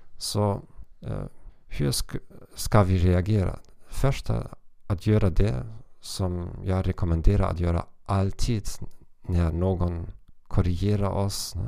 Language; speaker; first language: Swedish; non-native, learner; German